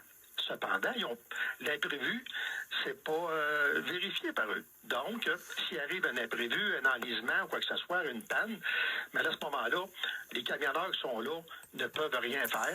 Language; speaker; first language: French; native; French